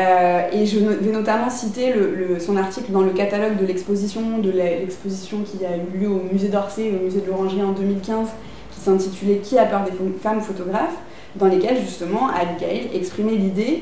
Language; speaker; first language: French; native; French